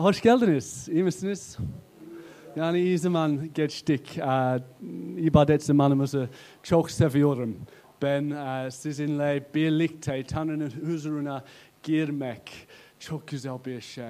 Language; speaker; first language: Turkish; non-native, learner; English